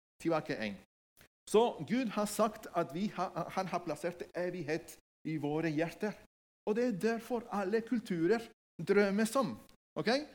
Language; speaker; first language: Norwegian; non-native, fluent; Spanish